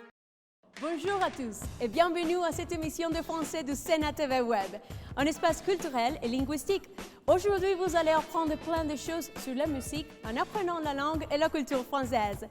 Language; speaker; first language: French; non-native, fluent; Spanish